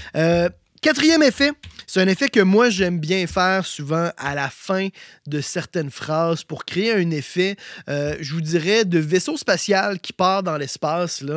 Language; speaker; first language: French; native; French